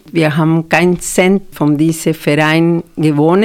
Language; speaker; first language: German; non-native, fluent; Spanish